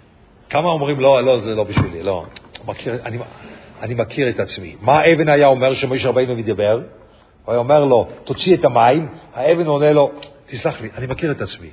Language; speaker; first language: Hebrew; non-native, fluent; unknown